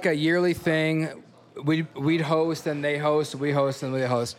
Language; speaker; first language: English; native; English